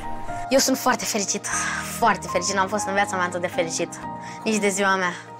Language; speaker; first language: Romanian; early bilingual, heritage; Romanian